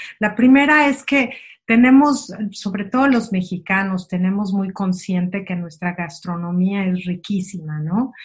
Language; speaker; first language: Spanish; native; Spanish